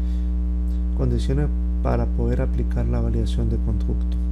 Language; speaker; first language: Spanish; native; Spanish